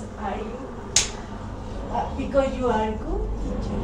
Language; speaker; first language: English; non-native, learner; Spanish